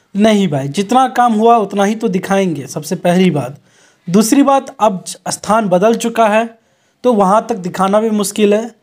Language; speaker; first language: Hindi; native; Hindi